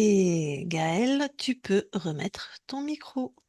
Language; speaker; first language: French; native; French